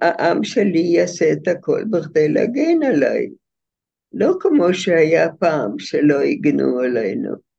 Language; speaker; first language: Hebrew; non-native, fluent; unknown